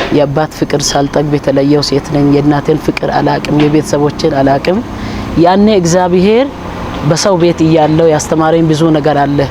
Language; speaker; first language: Amharic; non-native, local second language; Hadiyya